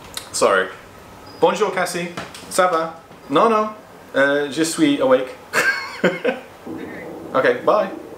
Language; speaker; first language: French; non-native, learner; English